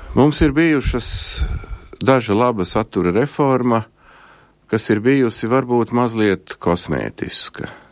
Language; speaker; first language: Latvian; native; Latvian